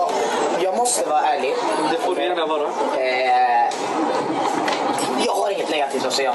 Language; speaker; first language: Swedish; early bilingual, other home language; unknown